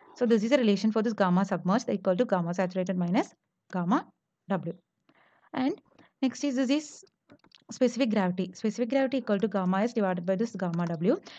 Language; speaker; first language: English; non-native, local second language; Malayalam